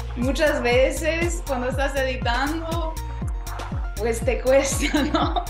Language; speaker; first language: Spanish; non-native, fluent; English